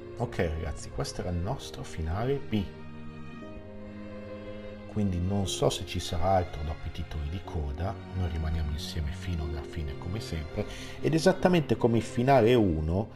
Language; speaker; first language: Italian; native; Italian